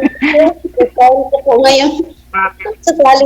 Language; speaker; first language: Filipino; non-native, local second language; Cebuano